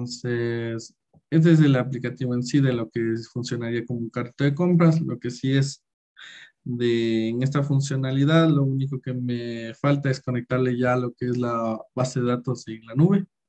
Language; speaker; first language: Spanish; native; Spanish